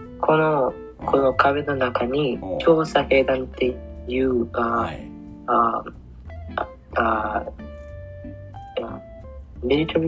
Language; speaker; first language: Japanese; non-native, learner; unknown